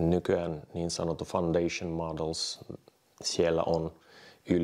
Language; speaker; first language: Finnish; non-native, fluent; Russian